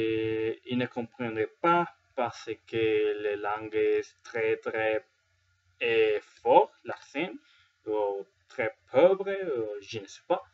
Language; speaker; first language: French; non-native, learner; Spanish